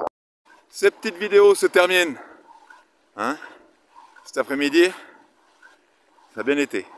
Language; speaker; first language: French; native; French